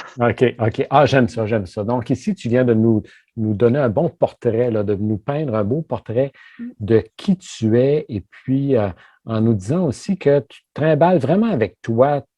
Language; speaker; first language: French; native; French